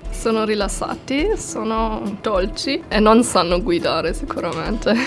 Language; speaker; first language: Italian; non-native, fluent; German